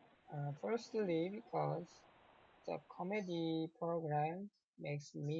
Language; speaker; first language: English; non-native, learner; Korean